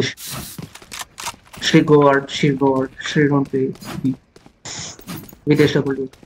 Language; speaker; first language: English; non-native, local second language; Kannada